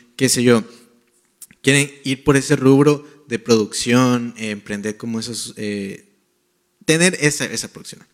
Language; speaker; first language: Spanish; native; Spanish